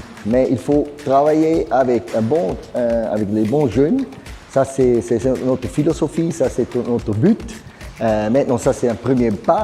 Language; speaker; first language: French; non-native, fluent; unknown